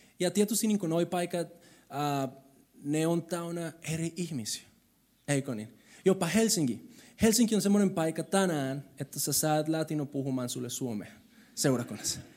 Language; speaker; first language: Finnish; non-native, fluent; Spanish